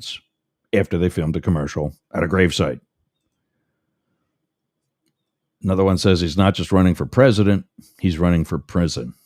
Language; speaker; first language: English; native; English